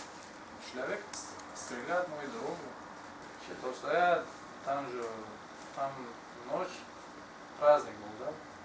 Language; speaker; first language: Russian; non-native, learner; Tajik